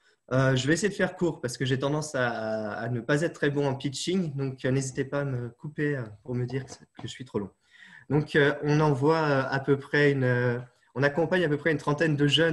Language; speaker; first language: French; native; French